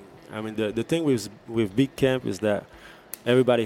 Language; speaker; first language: English; non-native, fluent; French